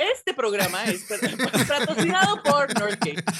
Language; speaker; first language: Spanish; early bilingual, heritage; Spanish